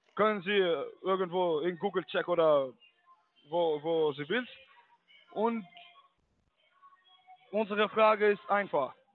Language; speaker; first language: German; non-native, learner; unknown